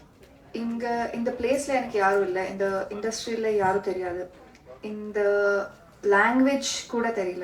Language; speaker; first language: Tamil; non-native, learner; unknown